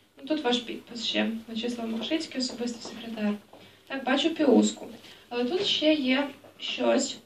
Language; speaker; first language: Ukrainian; native; Ukrainian